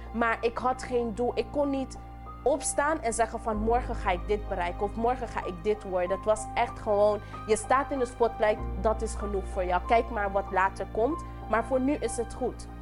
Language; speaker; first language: Dutch; non-native, local second language; English